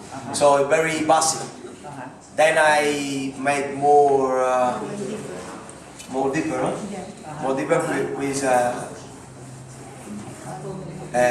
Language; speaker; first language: English; non-native, learner; Spanish